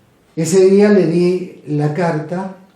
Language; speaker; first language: Spanish; native; Spanish